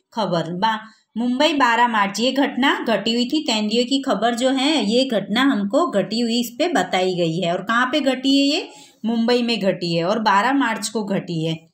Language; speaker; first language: Hindi; non-native, local second language; Gujarati